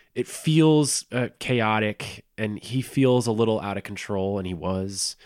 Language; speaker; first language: English; native; English